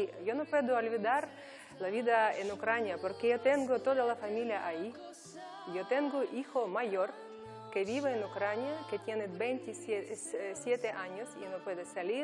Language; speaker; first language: Spanish; non-native, learner; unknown